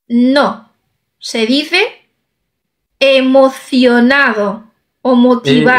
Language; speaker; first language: Spanish; non-native, fluent; Arabic